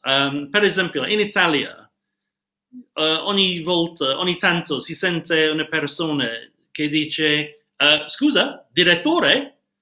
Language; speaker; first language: Italian; non-native, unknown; English